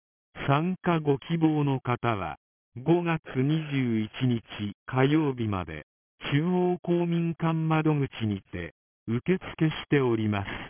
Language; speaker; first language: Japanese; native; Japanese